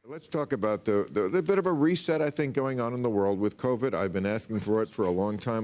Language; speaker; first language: English; native; English